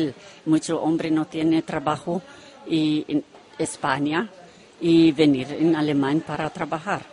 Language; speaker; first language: Spanish; non-native, learner; Romanian